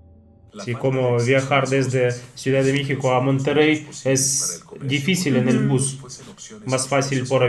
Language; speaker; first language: Spanish; non-native, fluent; Russian